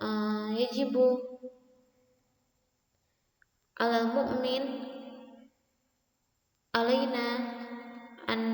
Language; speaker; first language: Arabic; non-native, fluent; Indonesian